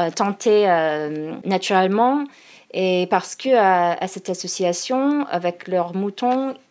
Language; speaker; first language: French; non-native, learner; English